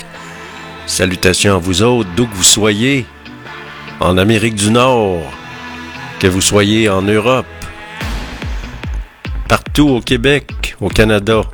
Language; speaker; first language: French; native; French